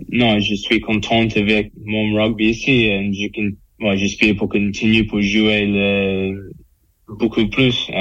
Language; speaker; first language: French; non-native, learner; English